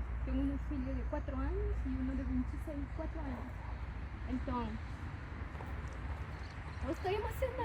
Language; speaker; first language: Portuguese; non-native, fluent; Spanish